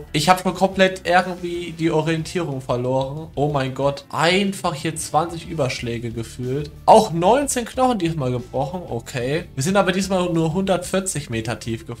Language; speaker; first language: German; native; German